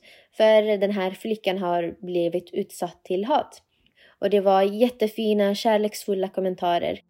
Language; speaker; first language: Swedish; non-native, fluent; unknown